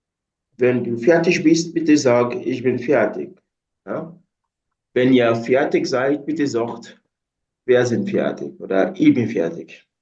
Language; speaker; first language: German; non-native, fluent; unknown